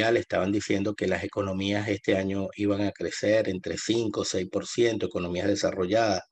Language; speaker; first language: Spanish; native; Spanish